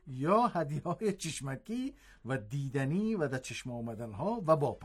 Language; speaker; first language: Persian; native; Persian